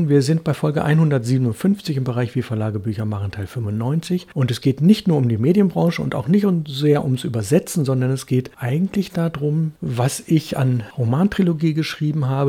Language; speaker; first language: German; native; German